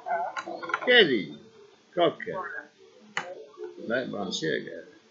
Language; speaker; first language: Italian; native; Italian